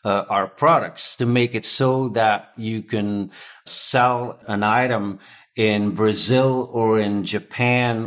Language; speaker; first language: English; non-native, fluent; Dutch